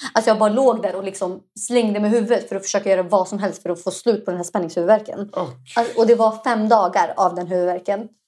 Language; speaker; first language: Swedish; early bilingual, other home language; Arabic